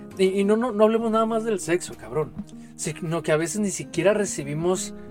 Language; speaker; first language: Spanish; native; Spanish